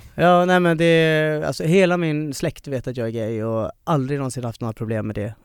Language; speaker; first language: Swedish; native; Swedish